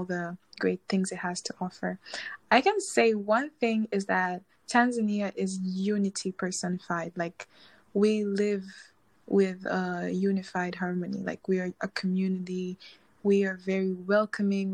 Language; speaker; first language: English; non-native, local second language; Swahili